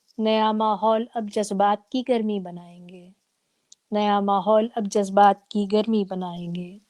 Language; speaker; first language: Urdu; native; Urdu